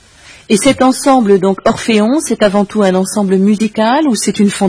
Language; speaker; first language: French; native; French